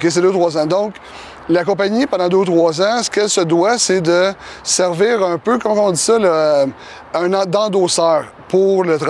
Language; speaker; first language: French; native; French